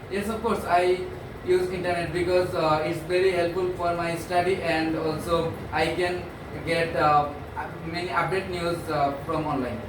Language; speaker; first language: English; non-native, learner; Bangla